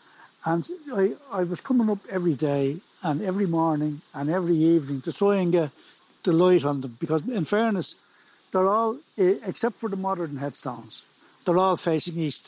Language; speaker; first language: English; native; English